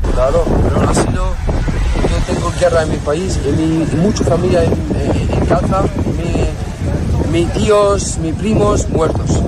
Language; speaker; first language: Spanish; non-native, learner; Arabic